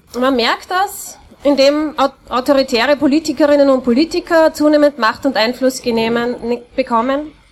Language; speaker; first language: German; native; German